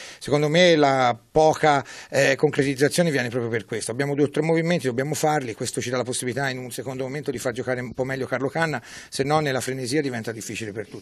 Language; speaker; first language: Italian; native; Italian